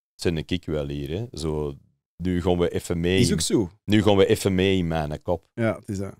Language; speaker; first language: Dutch; non-native, fluent; English